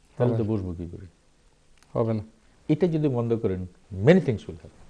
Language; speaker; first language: Bangla; native; Bangla